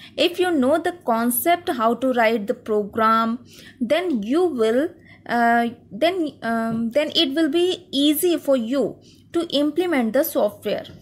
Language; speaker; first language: English; non-native, local second language; Hindi